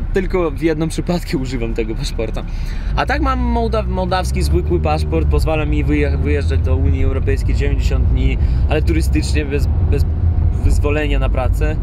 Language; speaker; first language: Polish; non-native, fluent; Russian